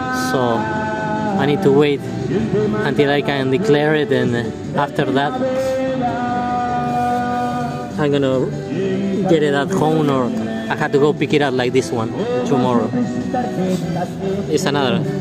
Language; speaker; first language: English; non-native, fluent; Spanish